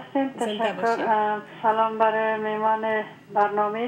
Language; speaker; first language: Persian; native; Persian